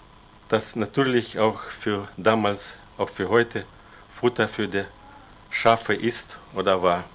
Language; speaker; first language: German; non-native, fluent; Russian